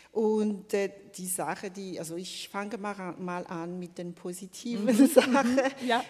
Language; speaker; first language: German; non-native, fluent; Malagasy